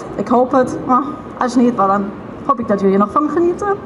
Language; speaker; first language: Dutch; non-native, fluent; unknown